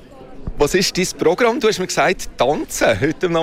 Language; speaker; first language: German; native; German